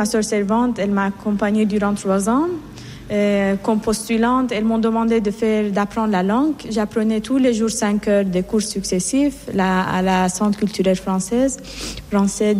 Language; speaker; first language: French; non-native, fluent; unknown